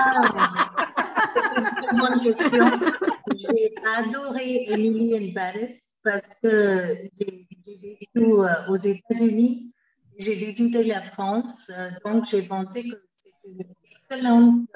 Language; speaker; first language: French; non-native, fluent; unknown